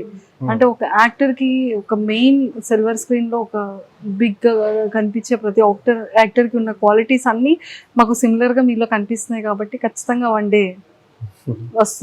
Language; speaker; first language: Telugu; native; Telugu